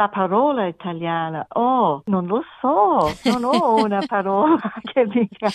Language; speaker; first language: Italian; non-native, learner; English